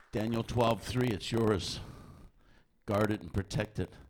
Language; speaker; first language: English; native; English